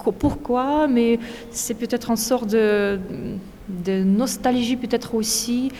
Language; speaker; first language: French; non-native, fluent; Russian